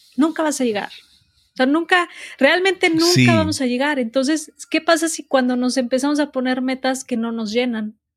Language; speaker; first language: Spanish; native; Spanish